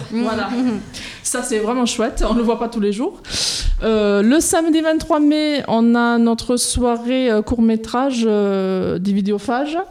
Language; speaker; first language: French; non-native, fluent; English